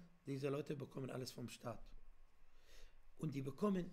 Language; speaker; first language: German; non-native, fluent; Arabic